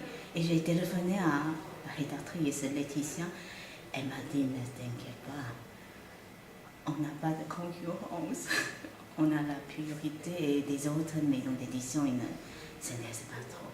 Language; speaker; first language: French; non-native, fluent; Chinese